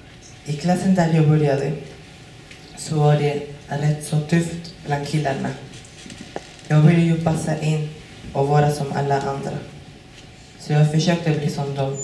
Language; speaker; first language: Swedish; non-native, fluent; Spanish